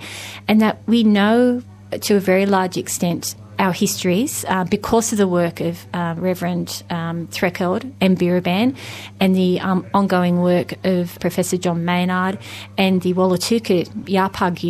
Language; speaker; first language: English; native; English